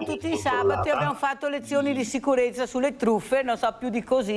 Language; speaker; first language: Italian; native; Italian